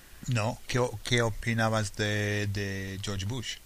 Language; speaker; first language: Spanish; non-native, fluent; English